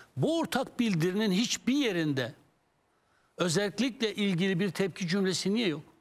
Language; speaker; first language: Turkish; non-native, local second language; Kurdish